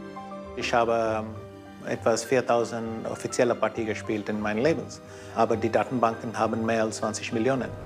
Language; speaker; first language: German; non-native, fluent; Tamil